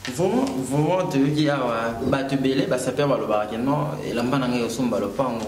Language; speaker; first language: French; non-native, local second language; Lingala